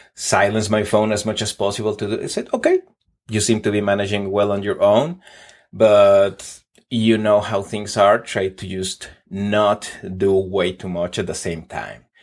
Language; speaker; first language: English; non-native, fluent; Spanish